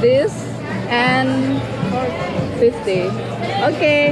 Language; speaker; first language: English; non-native, learner; Indonesian